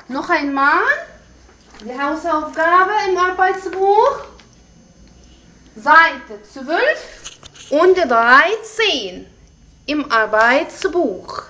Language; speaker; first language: German; non-native, fluent; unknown